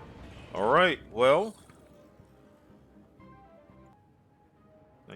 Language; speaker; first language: English; native; English